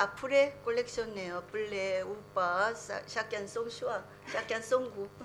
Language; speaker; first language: French; non-native, learner; Korean